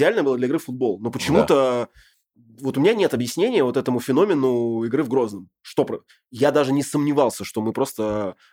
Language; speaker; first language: Russian; native; Russian